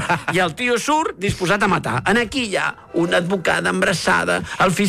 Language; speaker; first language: Catalan; native; Catalan